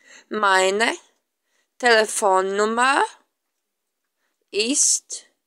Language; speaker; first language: German; non-native, fluent; Latvian